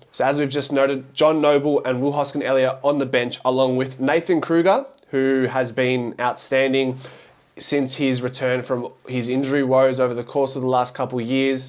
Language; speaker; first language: English; native; English